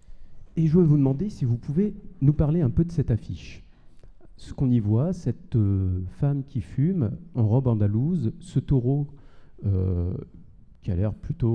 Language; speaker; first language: French; native; French